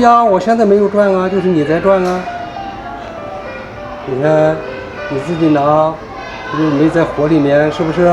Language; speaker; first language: Chinese; native; Chinese